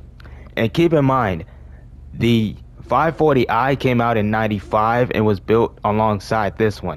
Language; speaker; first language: English; native; English